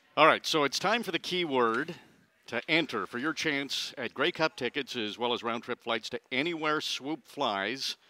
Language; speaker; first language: English; native; English